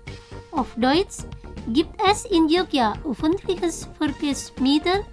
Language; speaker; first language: German; non-native, fluent; Indonesian